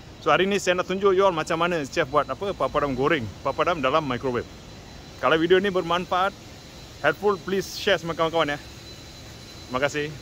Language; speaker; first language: Malay; non-native, local second language; Tamil